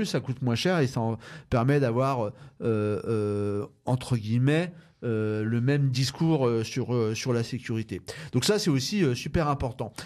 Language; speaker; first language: French; native; French